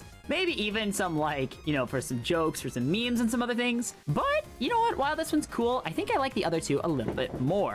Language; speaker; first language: English; native; English